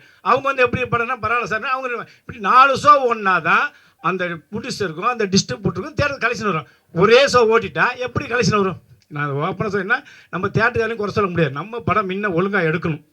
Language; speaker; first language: Tamil; native; Tamil